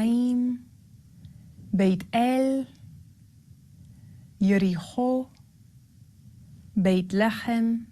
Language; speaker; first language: Hebrew; non-native, learner; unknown